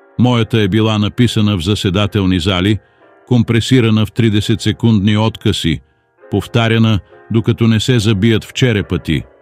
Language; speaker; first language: Bulgarian; non-native, learner; English